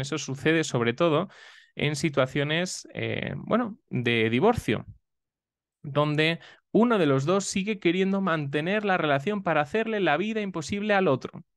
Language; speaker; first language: Spanish; native; Spanish